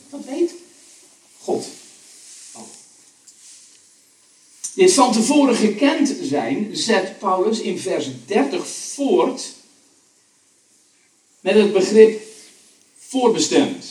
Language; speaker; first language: Dutch; native; Dutch